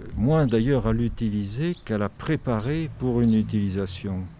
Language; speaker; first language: French; native; French